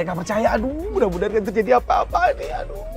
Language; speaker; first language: Indonesian; native; Indonesian